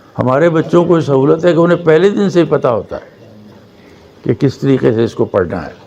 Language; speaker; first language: Urdu; native; Urdu